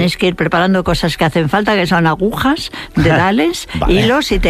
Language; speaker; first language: Spanish; native; Spanish